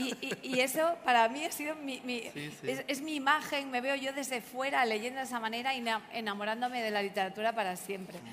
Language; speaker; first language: Spanish; native; Spanish